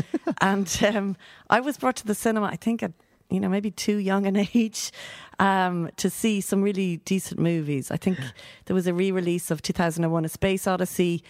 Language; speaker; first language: English; native; English